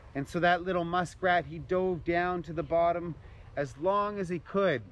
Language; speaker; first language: English; native; English